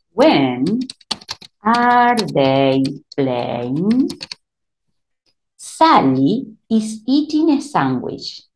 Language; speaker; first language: English; non-native, fluent; Spanish